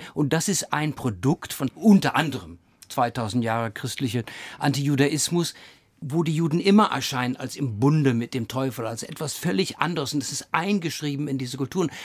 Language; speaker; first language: German; early bilingual, other home language; English